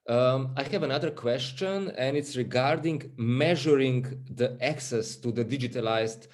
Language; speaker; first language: English; non-native, fluent; Slovenian